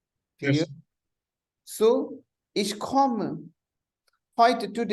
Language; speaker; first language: German; non-native, fluent; Hindi